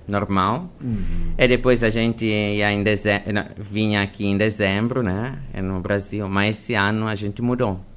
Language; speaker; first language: Portuguese; non-native, fluent; Italian